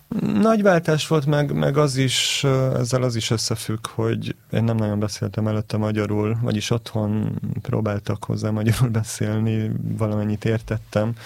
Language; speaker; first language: Hungarian; early bilingual, heritage; Hebrew